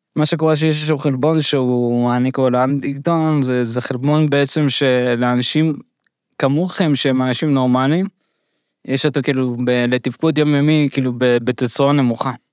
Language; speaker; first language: Hebrew; early bilingual, other home language; Russian